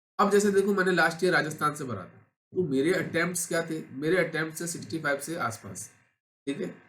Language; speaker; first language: Hindi; native; Hindi